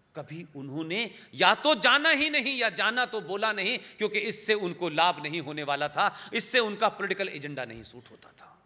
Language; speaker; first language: Hindi; native; Hindi